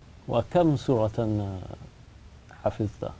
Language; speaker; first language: Arabic; non-native, learner; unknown